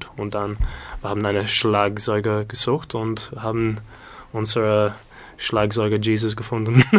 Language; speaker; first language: German; non-native, learner; English